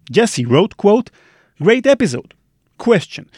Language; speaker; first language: English; non-native, fluent; Hebrew